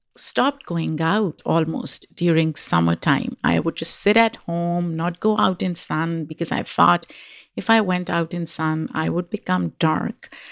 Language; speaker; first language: English; non-native, local second language; Urdu